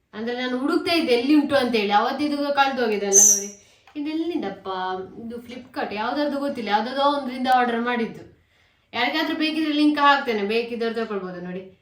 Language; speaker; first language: Kannada; native; Kannada